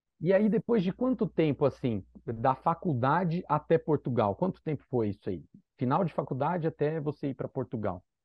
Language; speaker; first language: Portuguese; native; Portuguese